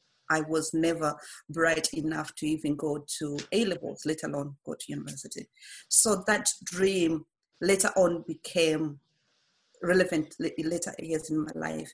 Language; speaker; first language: English; non-native, local second language; Shona